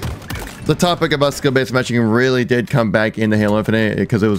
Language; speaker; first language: English; native; English